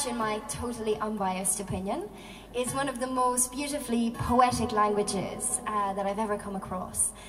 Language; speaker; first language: English; non-native, local second language; Irish